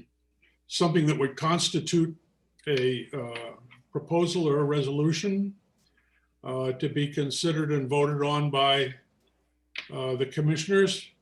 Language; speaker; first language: English; native; English